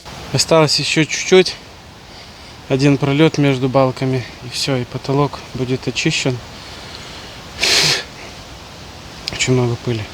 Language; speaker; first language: Russian; native; Russian